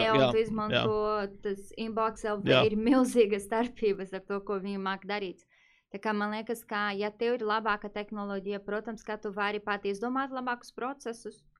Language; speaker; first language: Latvian; non-native, fluent; Portuguese